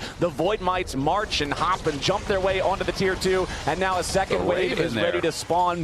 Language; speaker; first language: English; native; English